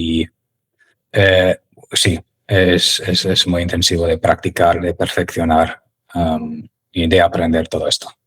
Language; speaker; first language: Spanish; non-native, fluent; English